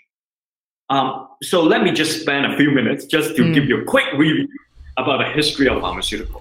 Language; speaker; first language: English; non-native, local second language; Cantonese